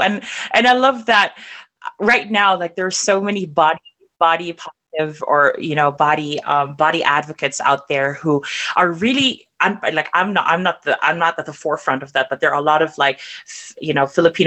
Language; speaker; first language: English; non-native, local second language; German